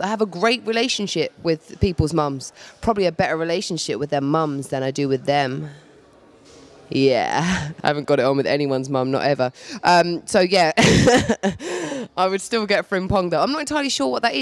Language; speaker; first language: English; native; English